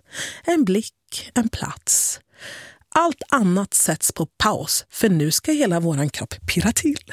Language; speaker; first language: Swedish; native; Swedish